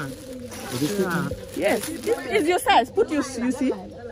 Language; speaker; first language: English; non-native, learner; Wolof